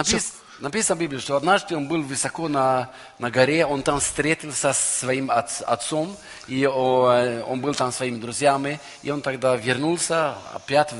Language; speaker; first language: Russian; non-native, learner; Norwegian